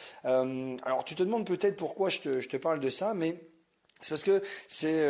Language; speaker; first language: French; native; French